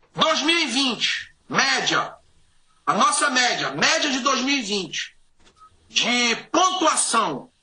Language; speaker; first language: Portuguese; native; Portuguese